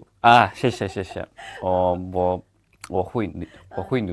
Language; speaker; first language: Chinese; non-native, learner; Thai